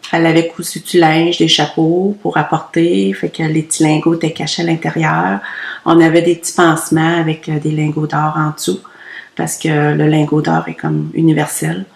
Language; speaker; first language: French; early bilingual, other home language; Vietnamese